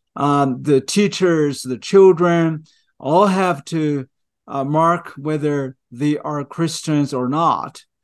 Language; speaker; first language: English; non-native, fluent; Chinese